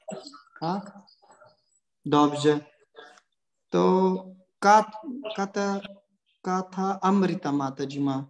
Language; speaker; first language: Polish; non-native, learner; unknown